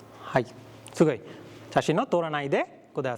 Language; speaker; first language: Japanese; non-native, fluent; Bangla